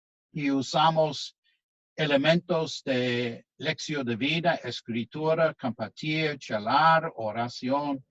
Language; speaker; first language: Spanish; non-native, fluent; English